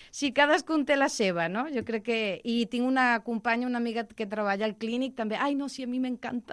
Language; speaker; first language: Catalan; non-native, local second language; Spanish